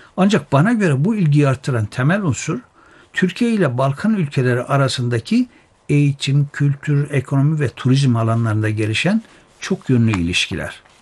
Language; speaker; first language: Turkish; native; Turkish